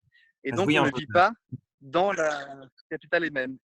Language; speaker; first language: French; non-native, fluent; Italian